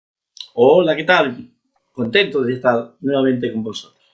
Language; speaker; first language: Spanish; native; Spanish